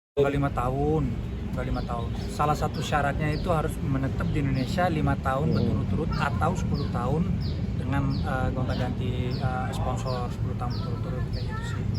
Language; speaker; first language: Indonesian; non-native, fluent; Dutch